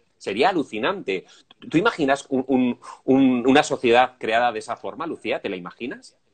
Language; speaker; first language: Spanish; native; Spanish